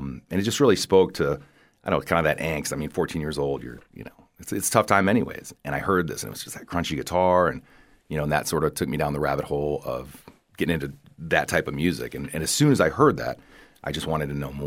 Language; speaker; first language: English; native; English